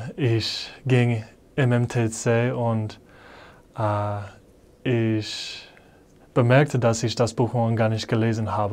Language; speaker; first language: German; non-native, fluent; English